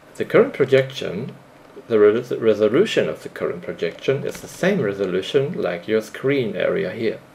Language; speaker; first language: English; non-native, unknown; German